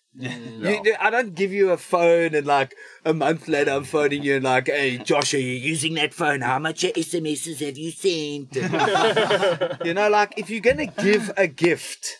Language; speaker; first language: English; native; English